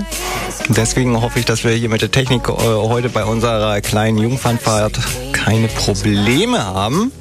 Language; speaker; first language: German; native; German